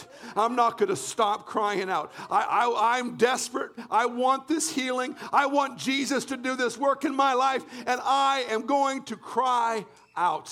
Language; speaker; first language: English; native; English